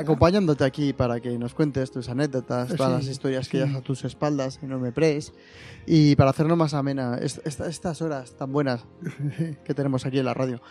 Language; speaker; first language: Spanish; native; Spanish